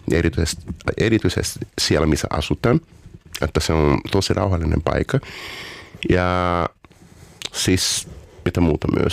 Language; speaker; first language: Finnish; non-native, fluent; Portuguese